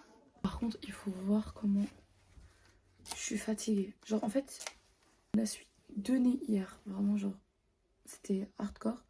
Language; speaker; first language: French; native; French